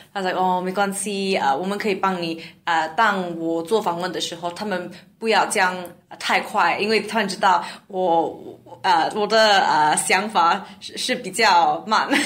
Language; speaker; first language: Chinese; non-native, learner; English